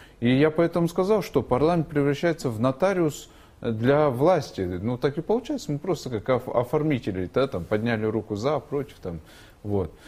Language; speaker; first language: Russian; non-native, local second language; Kyrgyz